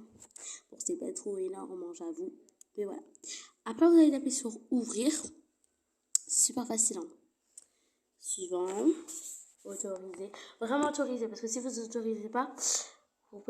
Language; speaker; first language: French; native; French